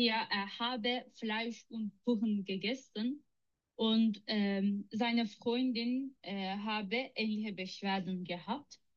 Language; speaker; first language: German; non-native, learner; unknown